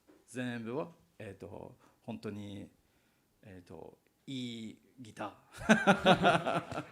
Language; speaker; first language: Japanese; non-native, learner; English